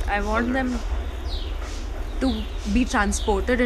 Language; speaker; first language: English; non-native, local second language; Gujarati